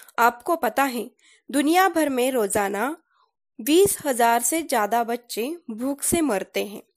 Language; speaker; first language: Hindi; non-native, local second language; Marathi